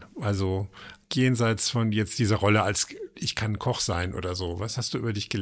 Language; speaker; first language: German; native; German